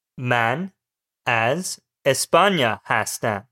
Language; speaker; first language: Persian; non-native, learner; English